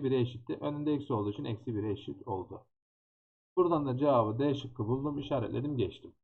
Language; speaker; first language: Turkish; native; Turkish